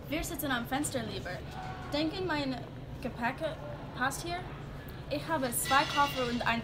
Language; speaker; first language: German; non-native, learner; English